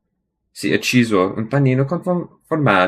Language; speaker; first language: Italian; non-native, learner; English